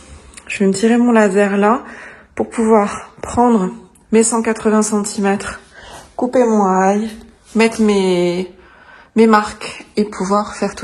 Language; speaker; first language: French; native; French